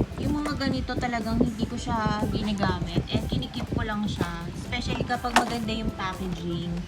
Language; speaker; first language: Filipino; native; Filipino